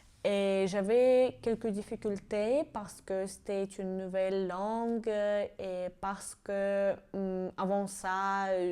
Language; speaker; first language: French; non-native, fluent; Georgian